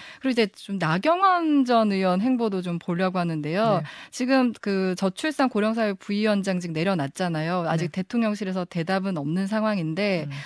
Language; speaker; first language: Korean; native; Korean